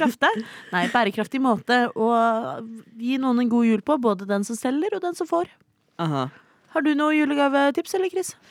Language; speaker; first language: Norwegian; native; Norwegian